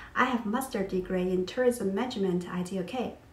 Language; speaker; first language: English; non-native, fluent; Chinese